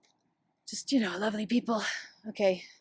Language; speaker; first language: English; non-native, fluent; Dutch